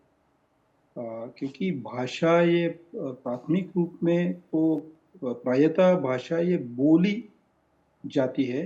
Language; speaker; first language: Hindi; non-native, local second language; Marathi